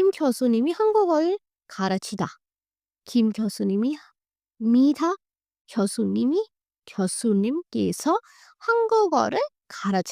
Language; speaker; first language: Korean; non-native, fluent; Hindi